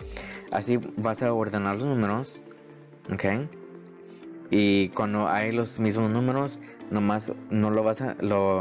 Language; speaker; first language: Spanish; early bilingual, heritage; Spanish